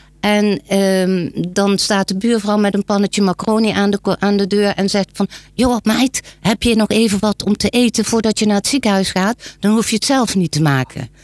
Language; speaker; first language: Dutch; native; Dutch